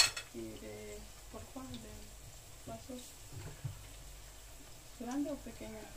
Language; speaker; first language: Spanish; non-native, learner; Indonesian